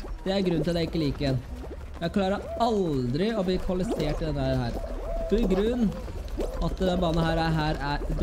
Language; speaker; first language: Norwegian; native; Norwegian